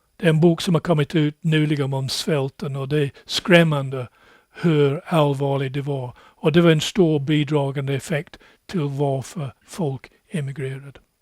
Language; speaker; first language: Swedish; non-native, fluent; English